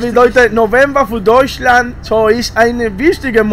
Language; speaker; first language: German; non-native, learner; Italian